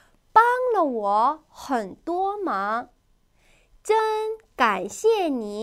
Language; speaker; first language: Chinese; non-native, fluent; Korean